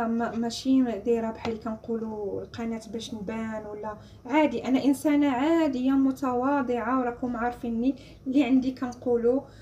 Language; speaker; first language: Arabic; native; Arabic